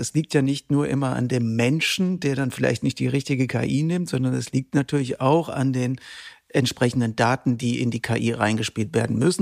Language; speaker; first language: German; native; German